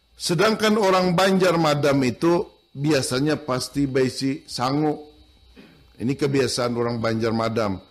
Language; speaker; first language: Indonesian; non-native, local second language; Banjar